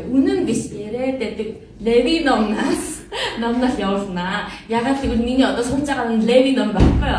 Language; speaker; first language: Mongolian; non-native, fluent; Korean